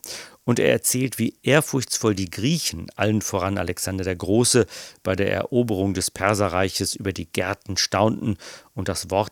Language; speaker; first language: German; native; German